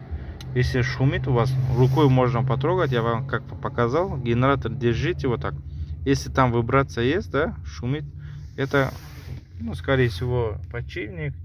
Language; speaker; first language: Russian; non-native, local second language; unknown